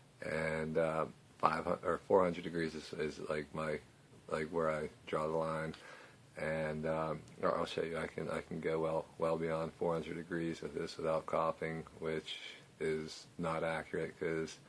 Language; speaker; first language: English; native; English